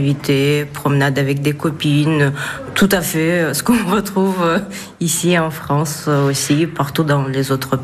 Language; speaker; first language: French; non-native, fluent; Russian